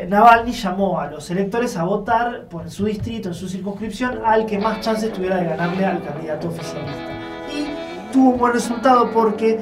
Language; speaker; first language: Spanish; native; Spanish